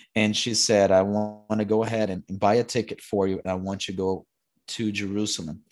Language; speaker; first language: English; non-native, fluent; Portuguese